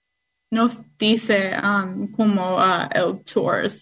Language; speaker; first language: Spanish; non-native, learner; English